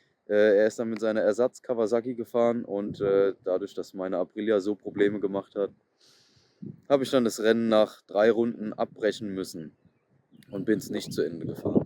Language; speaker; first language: German; native; German